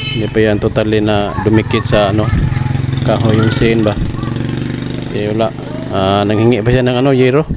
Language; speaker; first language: Filipino; non-native, local second language; Cebuano